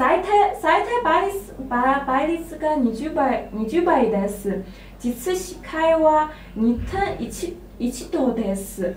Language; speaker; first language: Japanese; non-native, learner; Chinese